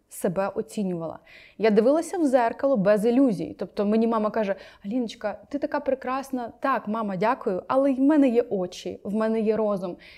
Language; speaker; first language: Ukrainian; native; Ukrainian